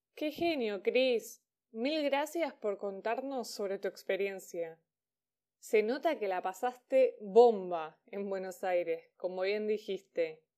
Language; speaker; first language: Spanish; native; Spanish